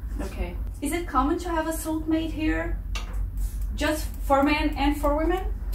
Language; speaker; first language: English; non-native, fluent; Portuguese